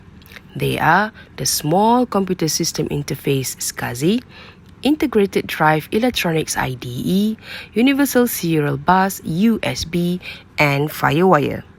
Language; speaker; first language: English; non-native, local second language; Malay